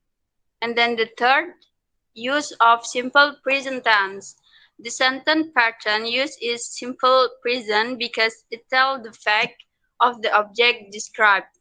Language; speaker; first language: English; non-native, learner; Indonesian